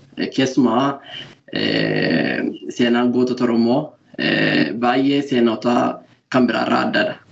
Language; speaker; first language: Oromo; early bilingual, other home language; Norwegian